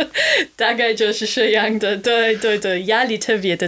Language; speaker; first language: Chinese; non-native, fluent; German